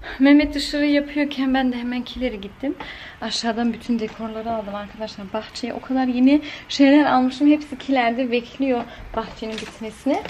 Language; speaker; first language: Turkish; early bilingual, heritage; Turkish